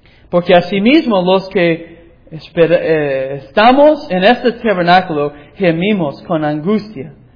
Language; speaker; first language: Spanish; non-native, fluent; English